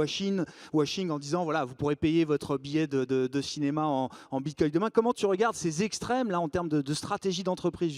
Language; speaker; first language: French; native; French